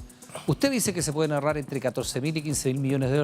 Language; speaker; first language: Spanish; native; Spanish